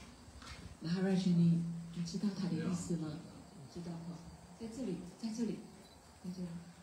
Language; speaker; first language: Chinese; native; Chinese